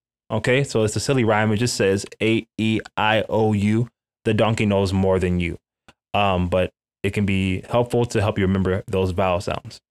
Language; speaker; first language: English; native; English